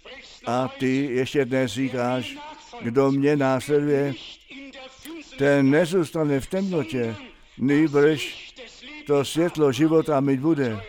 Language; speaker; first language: Czech; non-native, fluent; German